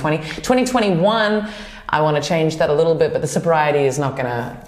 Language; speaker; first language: English; native; English